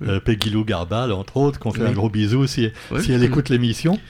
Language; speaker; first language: French; native; French